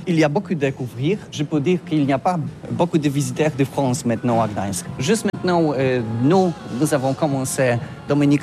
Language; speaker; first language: French; non-native, learner; Polish